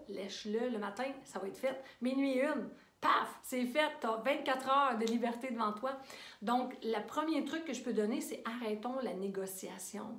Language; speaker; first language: French; native; French